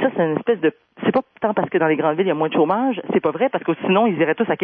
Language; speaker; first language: French; native; French